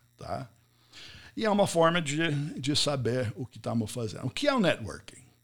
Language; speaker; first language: Portuguese; non-native, fluent; English